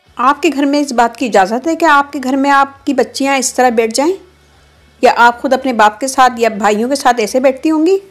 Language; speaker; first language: Urdu; native; Urdu